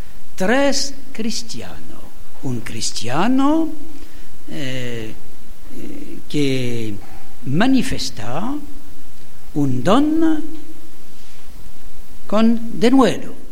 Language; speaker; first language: Spanish; non-native, learner; German